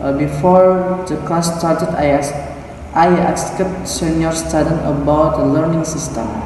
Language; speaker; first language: English; non-native, learner; Indonesian